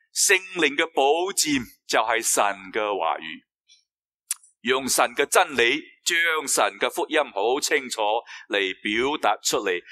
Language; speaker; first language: Cantonese; non-native, fluent; Chinese